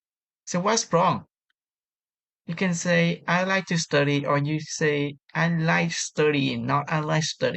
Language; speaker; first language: English; non-native, learner; Vietnamese